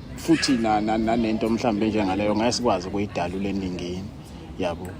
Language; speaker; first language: Zulu; native; Zulu